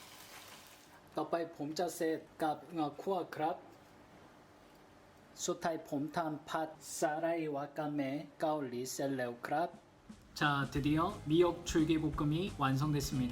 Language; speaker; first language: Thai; non-native, learner; Korean